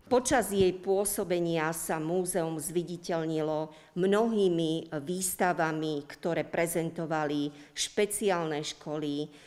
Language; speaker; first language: Slovak; native; Slovak